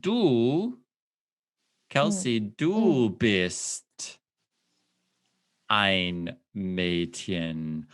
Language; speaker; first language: German; non-native, fluent; English